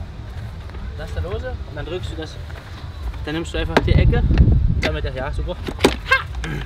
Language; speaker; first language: German; native; German